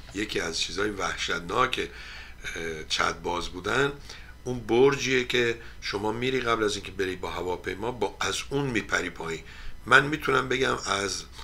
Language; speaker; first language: Persian; native; Persian